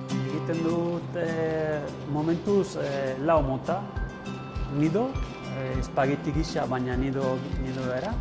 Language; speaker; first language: Basque; non-native, learner; Italian